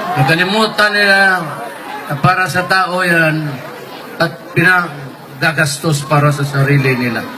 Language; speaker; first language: Filipino; non-native, local second language; Cebuano